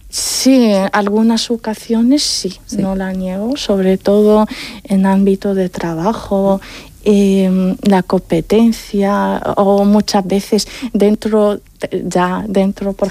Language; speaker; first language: Spanish; non-native, fluent; Arabic